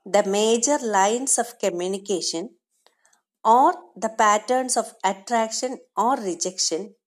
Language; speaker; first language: English; non-native, local second language; Malayalam